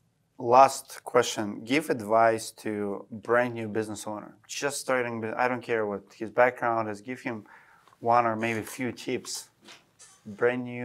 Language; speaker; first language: English; non-native, fluent; Russian